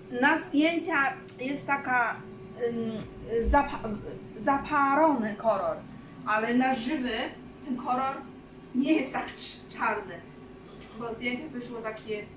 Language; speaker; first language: Polish; non-native, learner; Chinese